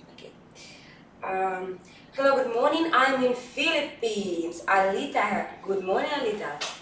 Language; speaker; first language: English; non-native, fluent; Russian